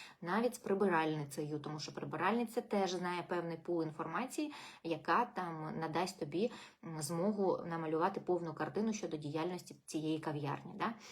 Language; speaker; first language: Ukrainian; non-native, local second language; Russian